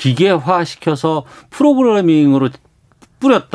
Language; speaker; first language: Korean; native; Korean